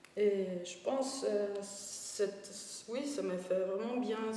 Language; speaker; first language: French; non-native, fluent; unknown